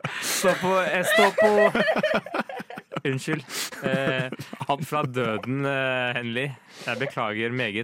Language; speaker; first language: Norwegian; native; Norwegian